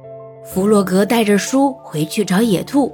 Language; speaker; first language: Chinese; native; Chinese